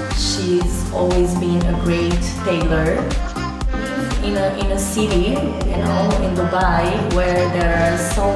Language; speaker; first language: English; non-native, fluent; Portuguese